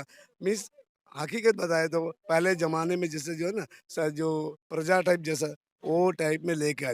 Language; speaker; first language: Hindi; native; Hindi